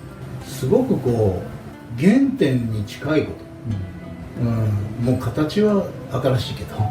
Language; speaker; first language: Japanese; native; Japanese